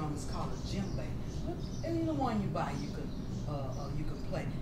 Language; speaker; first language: English; native; English